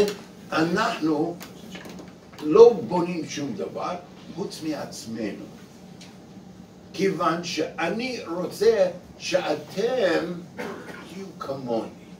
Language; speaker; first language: Hebrew; non-native, fluent; English